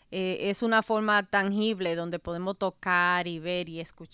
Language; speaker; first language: Spanish; native; Spanish